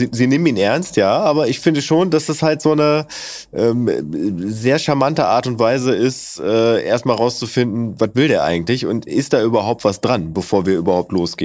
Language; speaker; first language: German; native; German